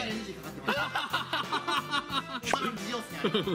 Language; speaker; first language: Japanese; native; Japanese